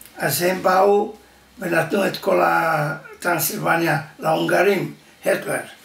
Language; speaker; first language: Hebrew; non-native, fluent; Yiddish